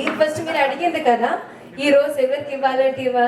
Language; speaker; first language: Telugu; non-native, fluent; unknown